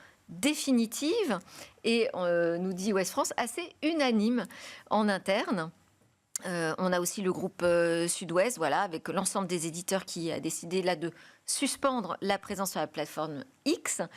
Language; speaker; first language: French; native; French